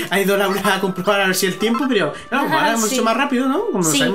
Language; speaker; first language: Spanish; native; Spanish